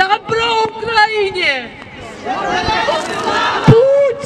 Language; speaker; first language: Russian; non-native, fluent; Georgian